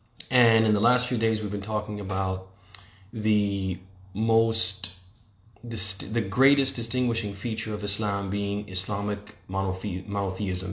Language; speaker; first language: English; native; English